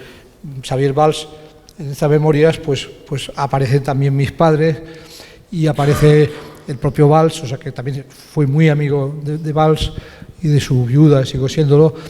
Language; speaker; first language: Spanish; native; Spanish